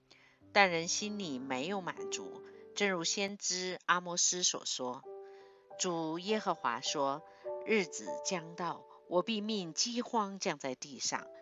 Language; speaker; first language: Chinese; native; Chinese